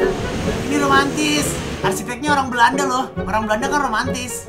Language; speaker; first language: Indonesian; native; Indonesian